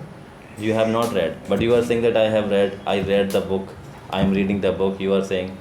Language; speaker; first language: English; non-native, local second language; Hindi